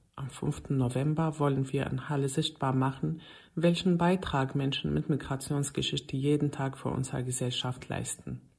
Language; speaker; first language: German; non-native, fluent; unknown